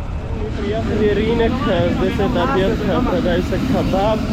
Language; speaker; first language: Russian; non-native, learner; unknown